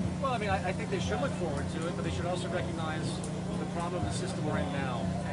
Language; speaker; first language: English; native; English